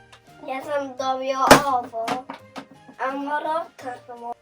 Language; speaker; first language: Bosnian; early bilingual, heritage; Serbian